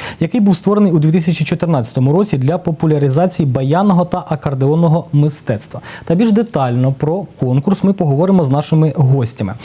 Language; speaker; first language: Ukrainian; native; Ukrainian